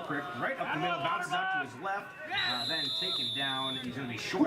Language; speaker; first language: English; native; English